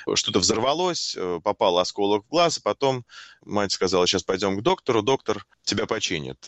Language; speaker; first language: Russian; native; Russian